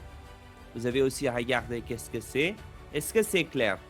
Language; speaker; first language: French; non-native, fluent; English